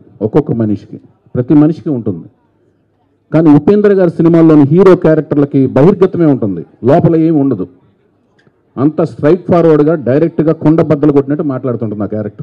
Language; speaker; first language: Telugu; native; Telugu